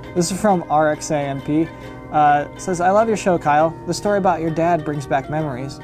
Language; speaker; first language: English; native; English